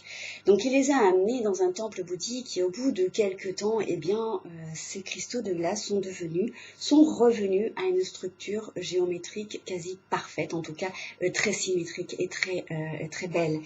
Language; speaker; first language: French; native; French